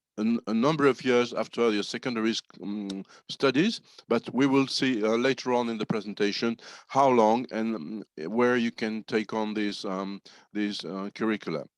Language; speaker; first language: English; non-native, fluent; French